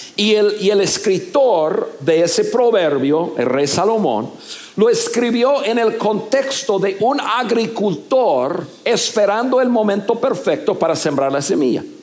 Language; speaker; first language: Spanish; non-native, fluent; English